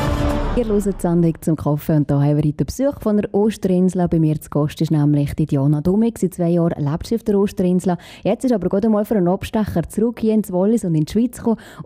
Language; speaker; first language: German; native; German